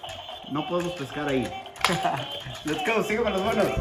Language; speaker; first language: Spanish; early bilingual, other home language; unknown